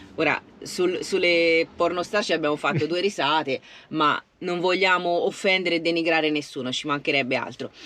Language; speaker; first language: Italian; native; Italian